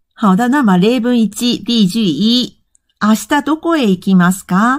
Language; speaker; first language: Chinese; non-native, fluent; Japanese